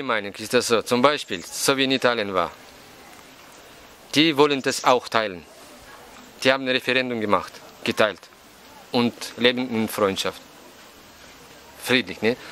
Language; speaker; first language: German; non-native, fluent; Russian